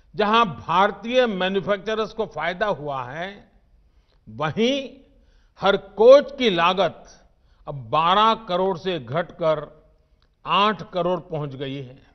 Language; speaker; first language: Hindi; non-native, local second language; Gujarati